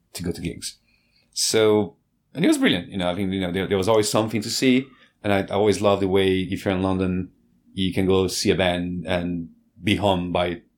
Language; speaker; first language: English; non-native, fluent; Portuguese